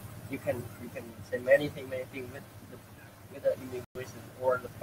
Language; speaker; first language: English; non-native, learner; Vietnamese